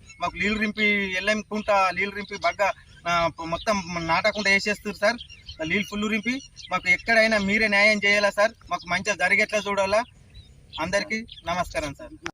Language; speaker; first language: Telugu; native; Telugu